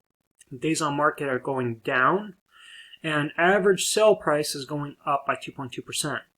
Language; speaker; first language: English; native; English